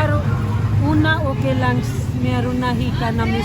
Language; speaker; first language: Filipino; non-native, learner; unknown